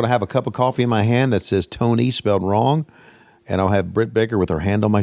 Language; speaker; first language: English; native; English